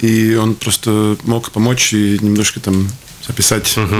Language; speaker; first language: Russian; non-native, local second language; Latvian